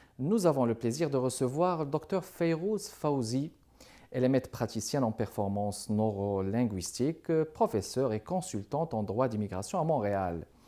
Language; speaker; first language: French; non-native, local second language; Arabic